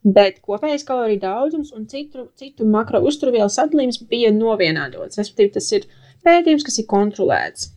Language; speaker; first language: Latvian; non-native, local second language; Russian